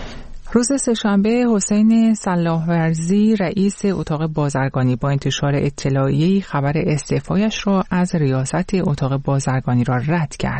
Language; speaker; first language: Persian; native; Persian